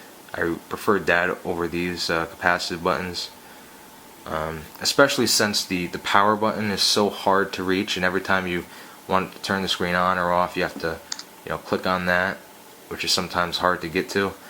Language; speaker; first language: English; native; English